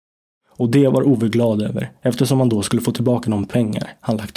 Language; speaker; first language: Swedish; native; Swedish